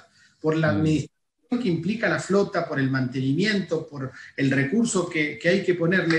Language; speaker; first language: Spanish; native; Spanish